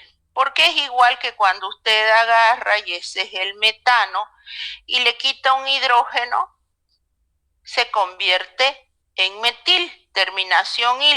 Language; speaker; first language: Spanish; native; Spanish